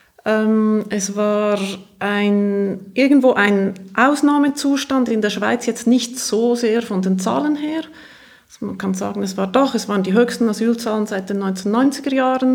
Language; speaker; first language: German; native; German